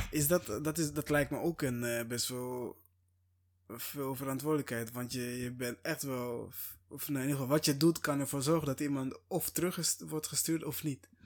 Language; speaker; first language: Dutch; non-native, fluent; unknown